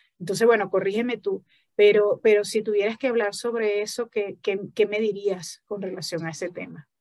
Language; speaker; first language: Spanish; native; Spanish